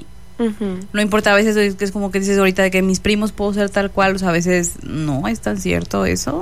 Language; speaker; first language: Spanish; native; Spanish